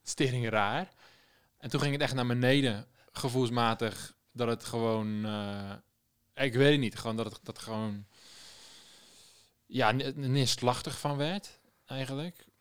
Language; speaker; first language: Dutch; native; Dutch